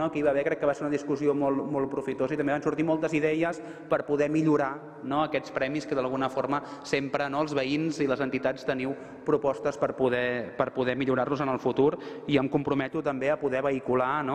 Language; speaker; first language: Catalan; native; Catalan